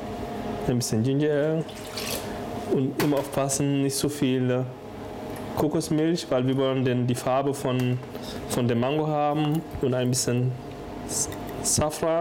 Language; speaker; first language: German; non-native, fluent; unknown